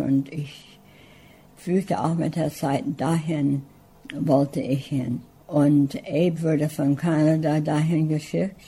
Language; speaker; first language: German; early bilingual, heritage; English